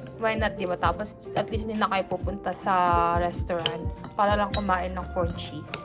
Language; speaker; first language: Filipino; native; Filipino